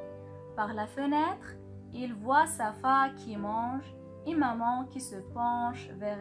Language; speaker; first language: French; non-native, local second language; Arabic